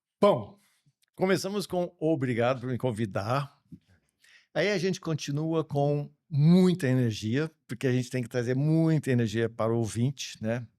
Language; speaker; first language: Portuguese; early bilingual, other home language; English